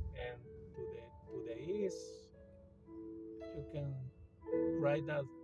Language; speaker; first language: English; non-native, learner; Spanish